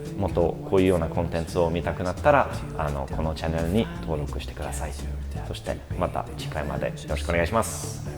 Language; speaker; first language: Japanese; non-native, fluent; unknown